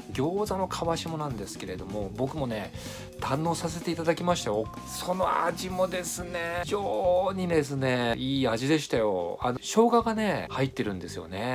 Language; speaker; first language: Japanese; native; Japanese